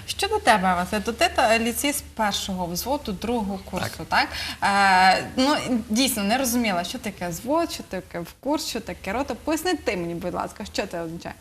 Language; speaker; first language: Ukrainian; native; Ukrainian